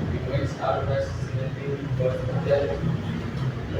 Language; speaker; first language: English; non-native, learner; Indonesian